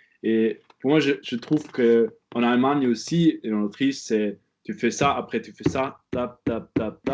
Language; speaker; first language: French; non-native, learner; German